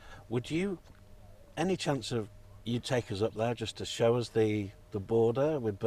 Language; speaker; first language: English; native; English